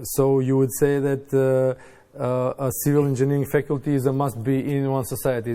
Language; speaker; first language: English; non-native, fluent; Macedonian